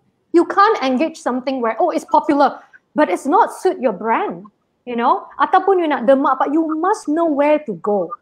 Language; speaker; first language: English; non-native, local second language; Chinese